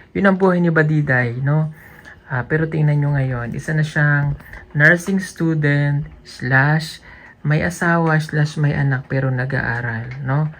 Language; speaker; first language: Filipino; non-native, local second language; Cebuano